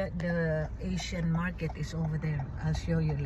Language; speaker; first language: English; non-native, fluent; Filipino